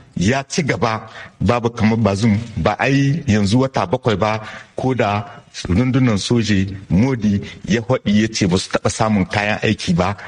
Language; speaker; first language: Hausa; native; Hausa